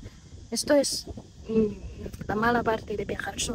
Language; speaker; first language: Spanish; non-native, fluent; Chinese